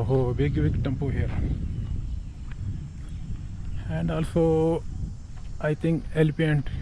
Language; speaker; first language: English; non-native, learner; Urdu